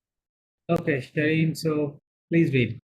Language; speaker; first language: English; non-native, local second language; Bangla